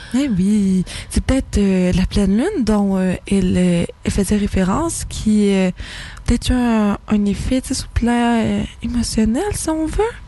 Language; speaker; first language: French; native; French